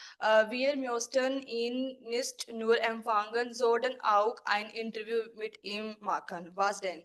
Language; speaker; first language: German; non-native, learner; Hindi